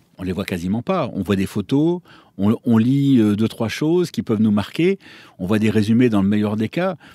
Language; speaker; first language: French; native; French